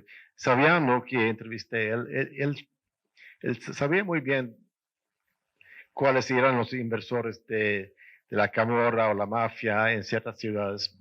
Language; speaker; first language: Spanish; non-native, fluent; Swedish